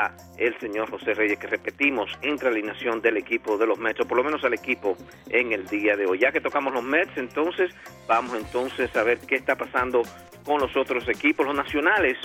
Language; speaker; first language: Spanish; native; Spanish